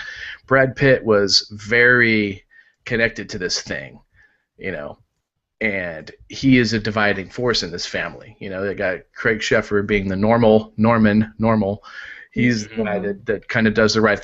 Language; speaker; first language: English; native; English